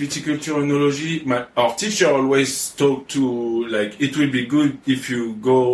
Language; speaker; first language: English; non-native, fluent; French